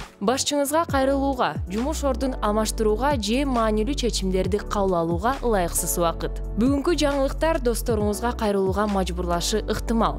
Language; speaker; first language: Kyrgyz; native; Kyrgyz